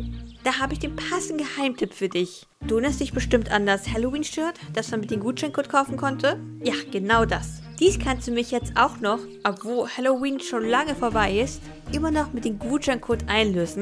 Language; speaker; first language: German; native; German